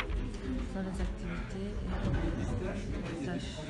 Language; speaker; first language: French; non-native, learner; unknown